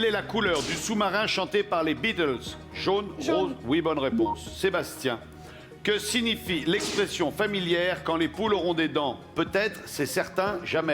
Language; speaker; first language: French; native; French